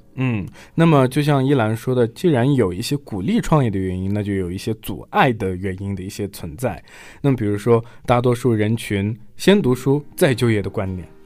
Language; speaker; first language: Chinese; native; Chinese